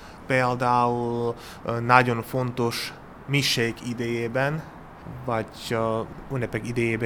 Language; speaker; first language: Hungarian; non-native, learner; Slovak